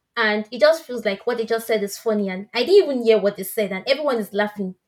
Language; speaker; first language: English; non-native, local second language; Yoruba